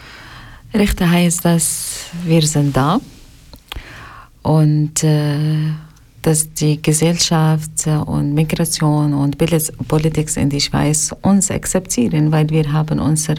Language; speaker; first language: German; non-native, learner; Arabic